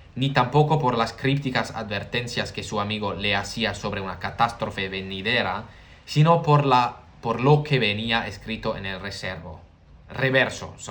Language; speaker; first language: Spanish; non-native, learner; English